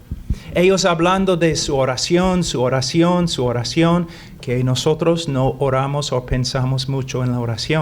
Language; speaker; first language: Spanish; non-native, fluent; English